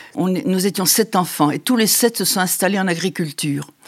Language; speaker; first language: French; native; French